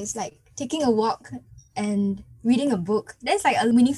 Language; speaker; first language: English; native; English